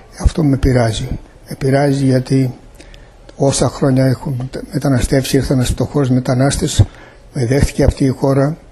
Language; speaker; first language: Greek; native; Greek